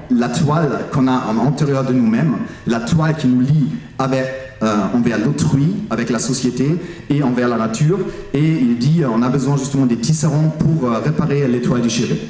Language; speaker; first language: French; non-native, fluent; German